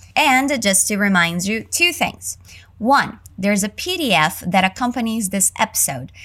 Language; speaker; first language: English; early bilingual, other home language; Portuguese